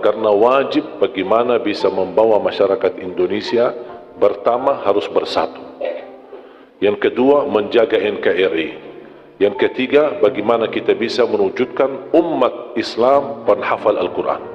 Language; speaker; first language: Indonesian; non-native, fluent; Arabic